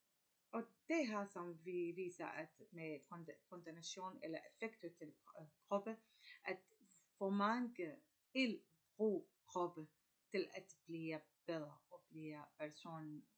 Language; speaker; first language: Danish; non-native, learner; Arabic